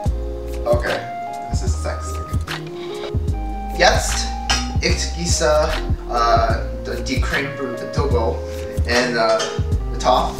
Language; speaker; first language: German; non-native, learner; English